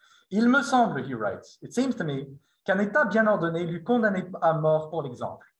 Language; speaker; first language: French; non-native, fluent; English